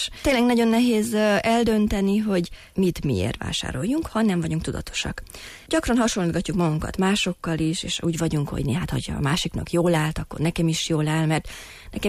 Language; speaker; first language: Hungarian; native; Hungarian